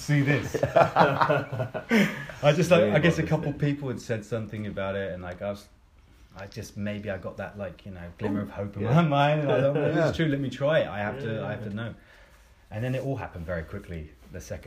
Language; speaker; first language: English; native; English